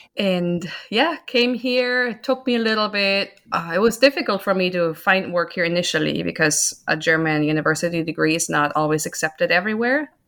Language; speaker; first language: English; non-native, fluent; German